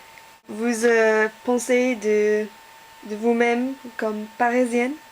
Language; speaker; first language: French; non-native, learner; English